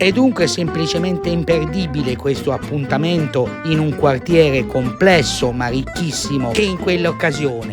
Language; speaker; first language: Italian; native; Italian